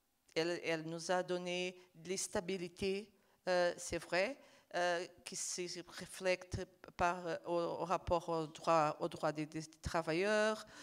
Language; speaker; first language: French; non-native, fluent; Portuguese